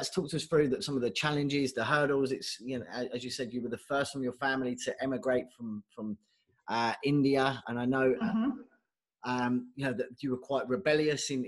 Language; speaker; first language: English; native; English